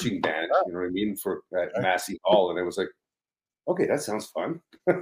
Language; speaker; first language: English; native; English